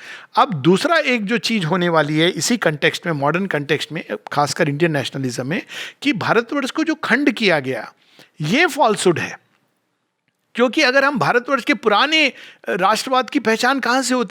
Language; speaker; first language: Hindi; native; Hindi